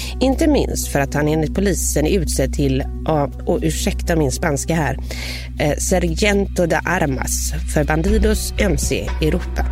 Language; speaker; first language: Swedish; native; Swedish